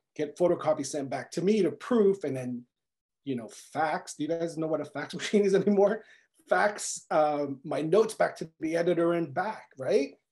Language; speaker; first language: English; native; English